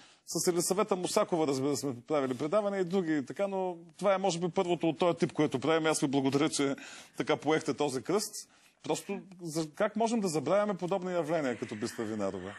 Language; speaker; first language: Bulgarian; native; Bulgarian